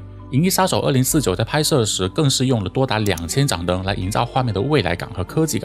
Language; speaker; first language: Chinese; native; Chinese